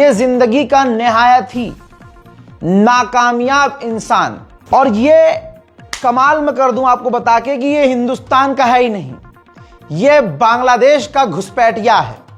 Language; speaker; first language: Hindi; native; Hindi